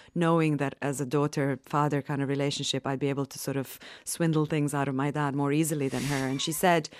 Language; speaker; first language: English; non-native, fluent; Bosnian